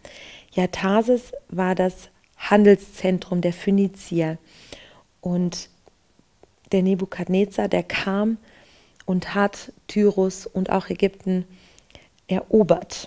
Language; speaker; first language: German; native; German